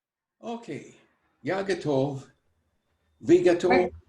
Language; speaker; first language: Russian; non-native, learner; English